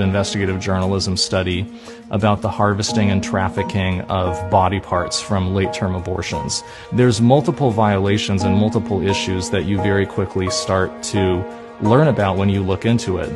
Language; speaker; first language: English; native; English